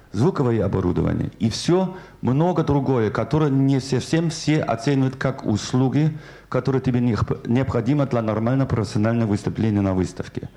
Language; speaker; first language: Russian; non-native, fluent; German